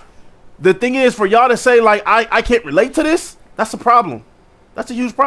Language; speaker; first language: English; native; English